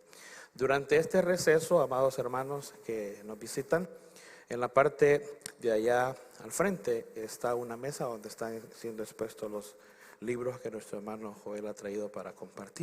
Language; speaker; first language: Spanish; native; Spanish